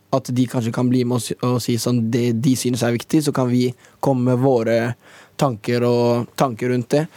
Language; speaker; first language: Norwegian; native; Norwegian